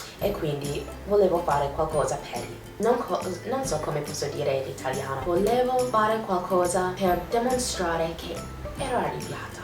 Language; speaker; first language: Italian; non-native, learner; English